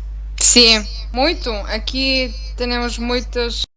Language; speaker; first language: Portuguese; non-native, learner; Italian